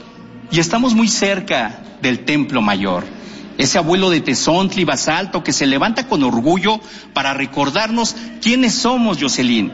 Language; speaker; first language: Spanish; non-native, local second language; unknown